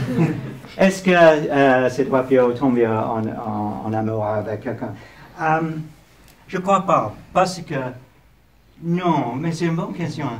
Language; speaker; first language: French; non-native, learner; English